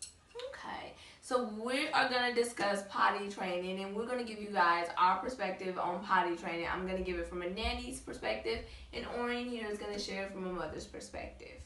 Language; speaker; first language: English; native; English